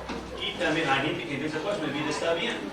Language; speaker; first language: Spanish; non-native, fluent; English